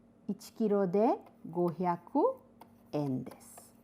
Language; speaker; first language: Japanese; non-native, fluent; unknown